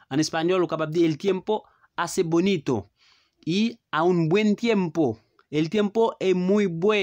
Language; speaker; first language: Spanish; non-native, learner; Haitian Creole